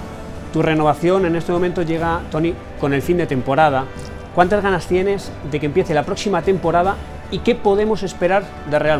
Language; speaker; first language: Spanish; native; Spanish